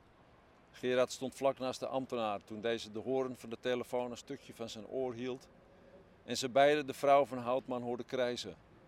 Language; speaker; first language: Dutch; native; Dutch